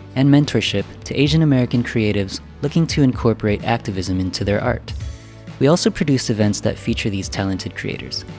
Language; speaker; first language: English; early bilingual, other home language; Vietnamese